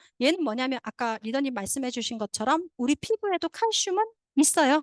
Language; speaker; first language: Korean; native; Korean